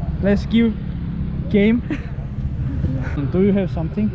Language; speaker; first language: English; non-native, learner; Turkish